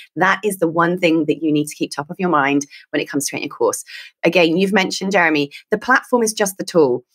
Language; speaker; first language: English; native; English